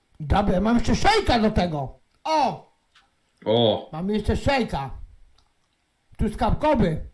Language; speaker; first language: Polish; native; Polish